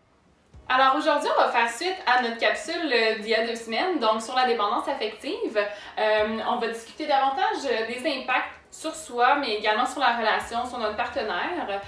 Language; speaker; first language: French; native; French